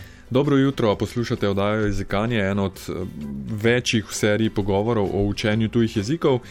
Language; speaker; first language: Slovenian; native; Slovenian